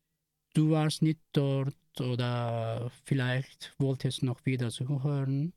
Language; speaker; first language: German; non-native, learner; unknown